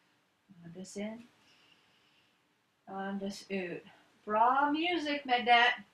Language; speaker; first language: Swedish; non-native, learner; English